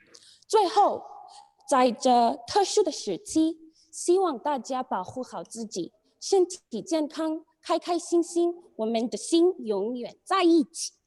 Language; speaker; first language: Chinese; non-native, learner; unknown